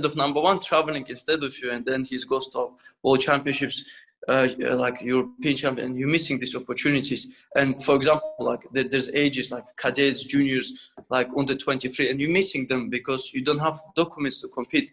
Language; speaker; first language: English; non-native, fluent; Russian